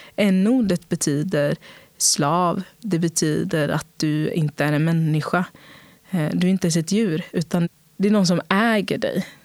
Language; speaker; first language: Swedish; early bilingual, other home language; Portuguese